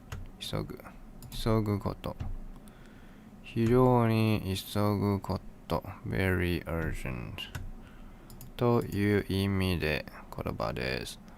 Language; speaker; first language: Japanese; non-native, learner; English